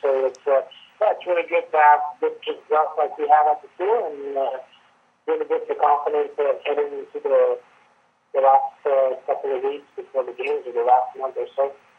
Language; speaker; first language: English; non-native, local second language; French